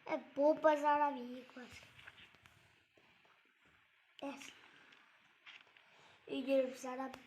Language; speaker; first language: Turkish; non-native, learner; Kazakh